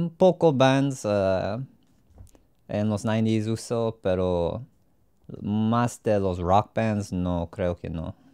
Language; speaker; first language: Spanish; non-native, learner; English